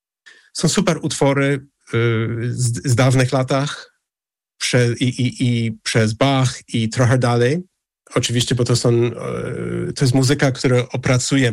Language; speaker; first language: Polish; early bilingual, heritage; English